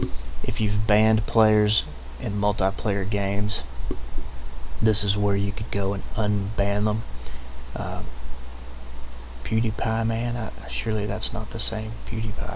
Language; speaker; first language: English; native; English